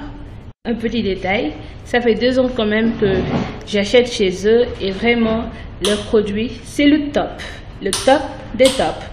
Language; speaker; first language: French; non-native, local second language; Wolof